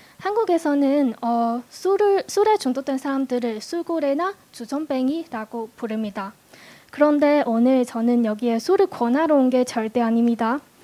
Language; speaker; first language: Korean; non-native, fluent; Cantonese